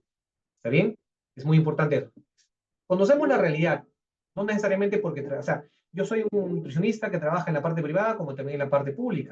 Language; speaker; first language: Spanish; native; Spanish